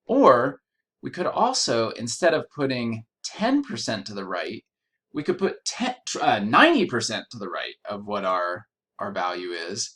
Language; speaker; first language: English; native; English